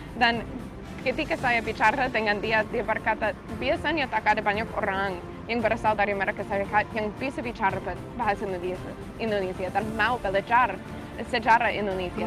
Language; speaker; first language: Indonesian; non-native, learner; English